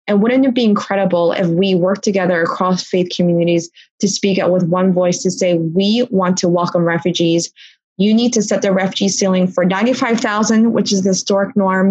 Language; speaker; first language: English; native; English